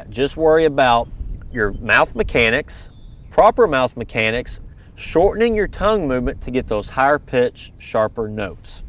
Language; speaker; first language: English; native; English